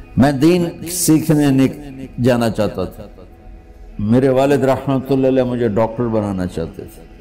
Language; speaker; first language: Urdu; non-native, local second language; Punjabi